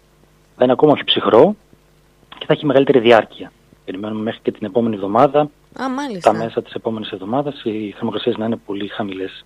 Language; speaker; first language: Greek; native; Greek